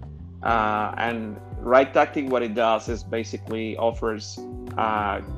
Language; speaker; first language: English; non-native, fluent; Spanish